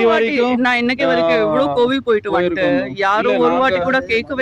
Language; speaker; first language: Tamil; non-native, learner; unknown